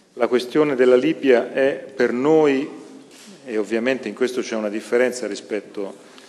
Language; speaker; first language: Italian; native; Italian